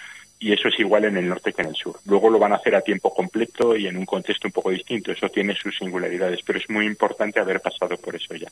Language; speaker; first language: Spanish; native; Spanish